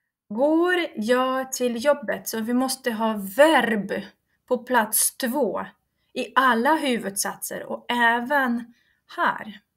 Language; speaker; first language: Swedish; non-native, fluent; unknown